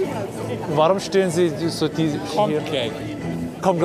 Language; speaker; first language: German; non-native, learner; Korean